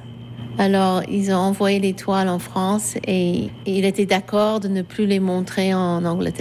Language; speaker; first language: French; non-native, fluent; English